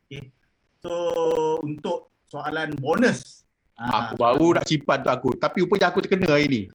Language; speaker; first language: Malay; native; Malay